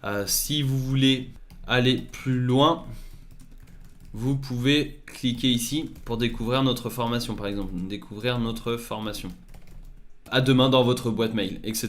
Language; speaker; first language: French; native; French